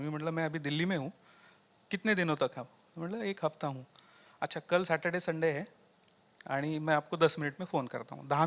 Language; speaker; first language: Hindi; non-native, local second language; Marathi